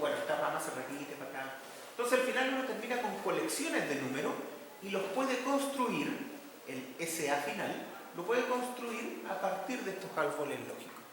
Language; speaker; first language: Spanish; native; Spanish